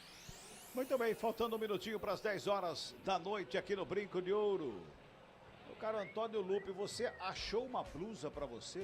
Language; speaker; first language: Portuguese; native; Portuguese